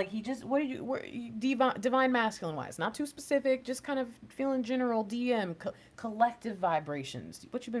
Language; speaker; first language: English; native; English